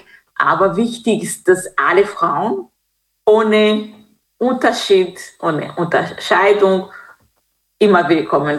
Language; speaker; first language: German; non-native, fluent; Kinyarwanda